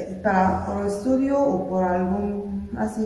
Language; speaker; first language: Spanish; non-native, local second language; Arabic